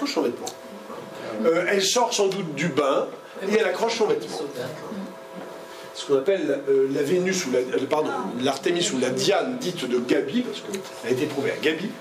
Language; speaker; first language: French; native; French